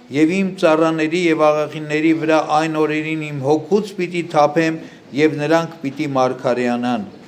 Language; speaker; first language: Armenian; native; Armenian